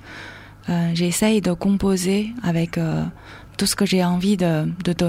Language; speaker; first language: French; non-native, fluent; Chinese